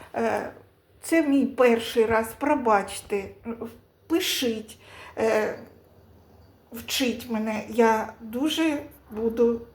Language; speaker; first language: Ukrainian; non-native, local second language; Russian